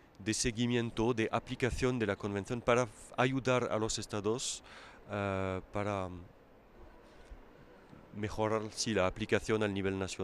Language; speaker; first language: Spanish; non-native, fluent; French